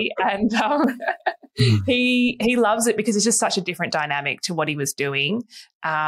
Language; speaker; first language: English; native; English